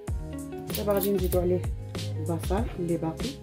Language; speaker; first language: Arabic; native; Arabic